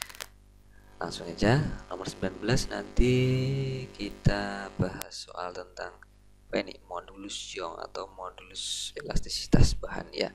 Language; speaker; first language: Indonesian; native; Indonesian